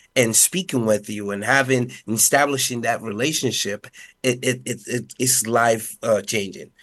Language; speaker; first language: English; non-native, fluent; Spanish